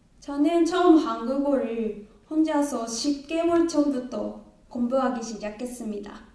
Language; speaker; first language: Korean; non-native, learner; Japanese